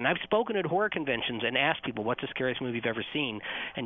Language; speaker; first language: English; native; English